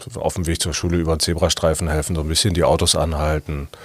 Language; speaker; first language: German; native; German